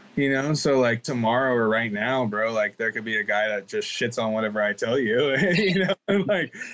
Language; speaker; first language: English; native; English